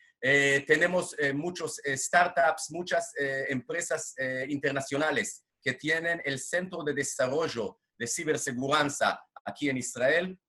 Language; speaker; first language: Spanish; non-native, fluent; Hebrew